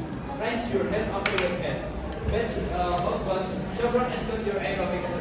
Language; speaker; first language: English; non-native, learner; Indonesian